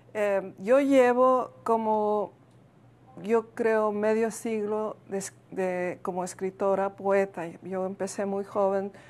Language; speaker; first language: Spanish; early bilingual, heritage; Spanish